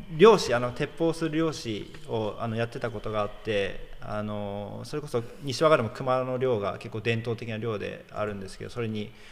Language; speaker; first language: Japanese; native; Japanese